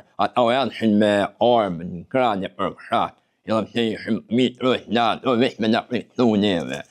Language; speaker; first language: Albanian; native; Albanian